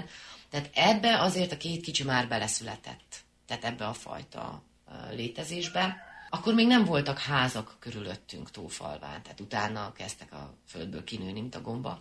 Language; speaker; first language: Hungarian; native; Hungarian